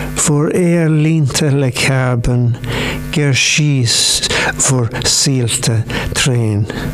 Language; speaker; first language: Irish; non-native, local second language; English